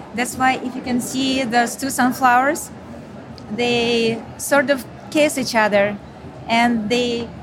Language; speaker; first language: English; non-native, learner; Ukrainian